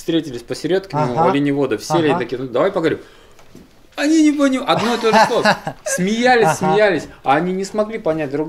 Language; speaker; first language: Russian; native; Russian